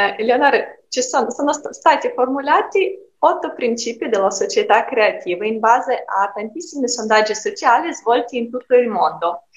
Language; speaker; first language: Italian; non-native, fluent; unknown